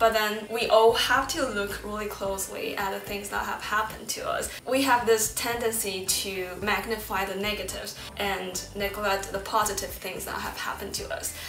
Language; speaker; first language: English; early bilingual, other home language; Chinese